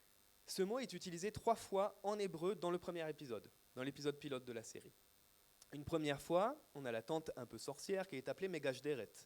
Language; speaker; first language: French; native; French